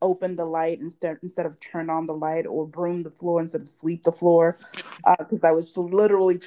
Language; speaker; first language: English; early bilingual, other home language; Haitian Creole